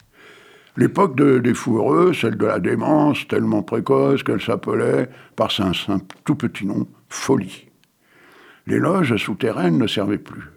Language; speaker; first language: French; native; French